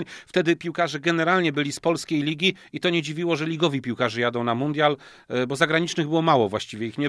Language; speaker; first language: Polish; native; Polish